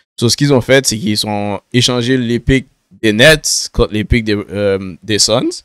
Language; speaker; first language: French; native; French